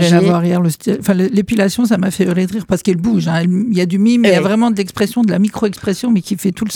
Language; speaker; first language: French; native; French